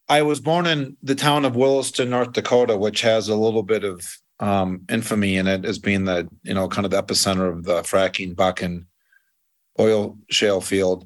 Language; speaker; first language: English; native; English